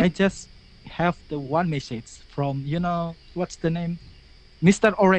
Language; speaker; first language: English; non-native, learner; Indonesian